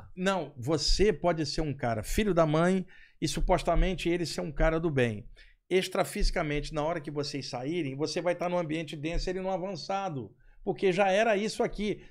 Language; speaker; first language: Portuguese; native; Portuguese